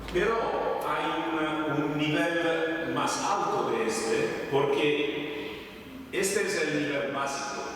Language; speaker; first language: Spanish; non-native, fluent; Italian